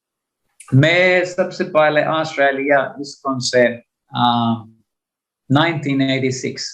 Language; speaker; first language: Hindi; non-native, learner; Finnish